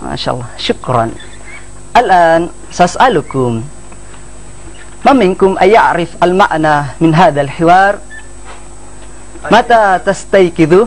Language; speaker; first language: Arabic; non-native, fluent; Indonesian